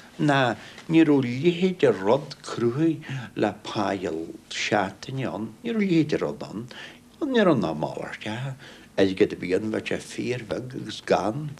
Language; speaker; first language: Irish; native; Irish